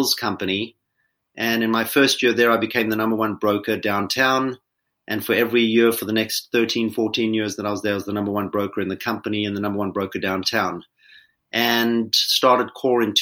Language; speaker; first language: English; native; English